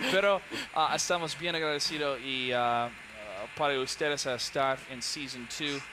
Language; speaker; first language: Spanish; non-native, learner; English